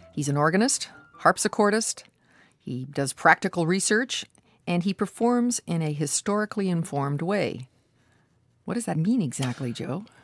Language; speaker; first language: English; native; English